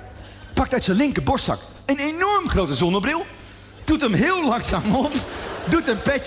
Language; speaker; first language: Dutch; native; Dutch